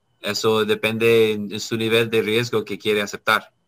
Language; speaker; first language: Spanish; non-native, learner; English